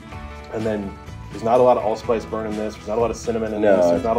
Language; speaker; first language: English; native; English